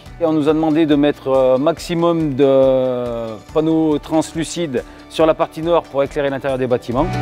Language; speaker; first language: French; native; French